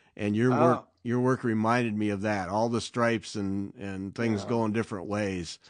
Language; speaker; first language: English; native; English